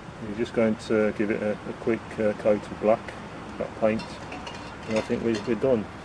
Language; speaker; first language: English; native; English